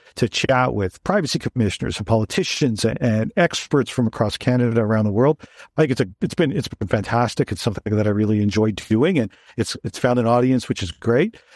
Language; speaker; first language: English; native; English